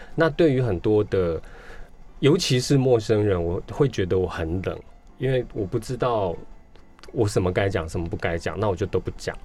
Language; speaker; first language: Chinese; non-native, local second language; Min Nan Chinese